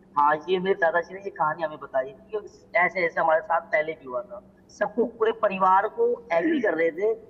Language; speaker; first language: Urdu; non-native, local second language; Sindhi